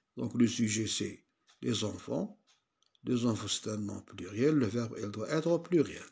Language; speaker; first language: French; non-native, local second language; Arabic